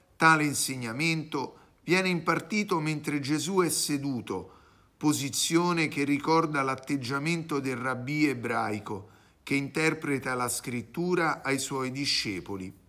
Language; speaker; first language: Italian; native; Italian